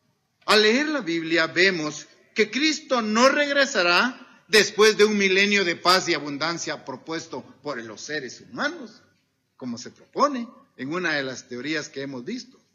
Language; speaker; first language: Spanish; native; Spanish